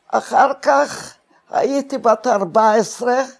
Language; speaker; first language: Hebrew; non-native, fluent; Hungarian